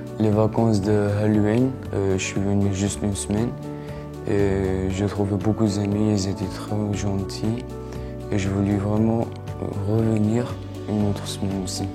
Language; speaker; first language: French; non-native, fluent; Arabic